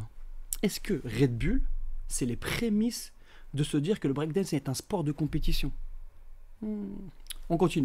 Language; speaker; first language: French; native; French